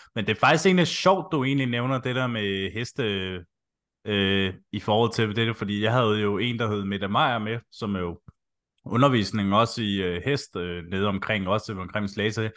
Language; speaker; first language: Danish; native; Danish